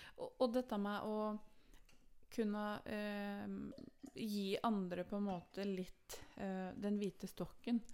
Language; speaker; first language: Norwegian; native; Norwegian